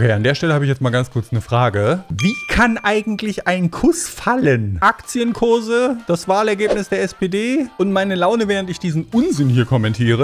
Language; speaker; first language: German; native; German